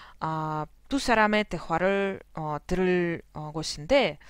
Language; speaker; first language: Korean; non-native, fluent; Russian